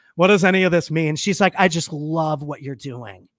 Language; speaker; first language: English; native; English